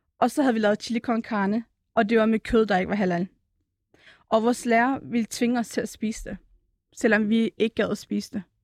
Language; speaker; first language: Danish; early bilingual, other home language; Turkish